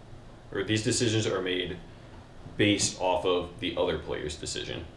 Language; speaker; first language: English; native; English